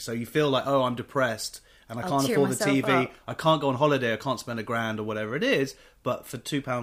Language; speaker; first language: English; native; English